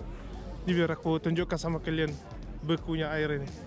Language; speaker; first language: Indonesian; native; Indonesian